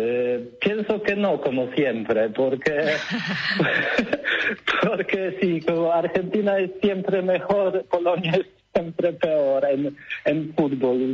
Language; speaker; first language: Spanish; non-native, learner; Polish